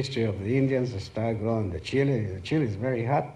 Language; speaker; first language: English; non-native, learner; Spanish